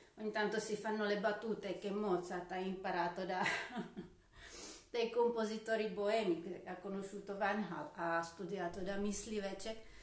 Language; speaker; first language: Italian; non-native, fluent; Czech